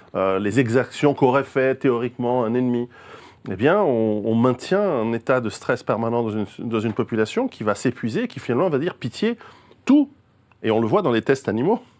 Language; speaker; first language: French; native; French